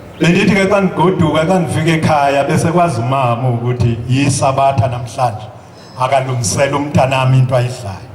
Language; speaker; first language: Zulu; non-native, local second language; Xhosa